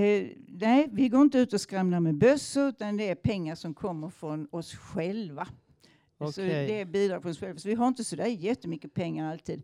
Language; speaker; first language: Swedish; native; Swedish